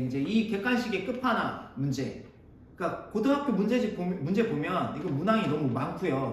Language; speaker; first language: Korean; native; Korean